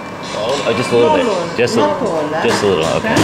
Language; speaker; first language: English; native; English